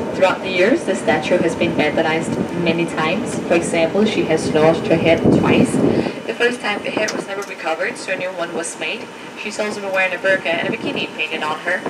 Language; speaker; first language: English; non-native, fluent; Danish